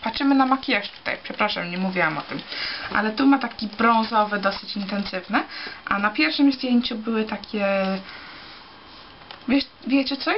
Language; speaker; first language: Polish; early bilingual, heritage; Polish